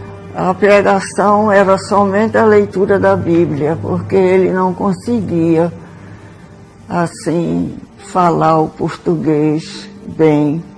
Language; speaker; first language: Portuguese; early bilingual, other home language; Swedish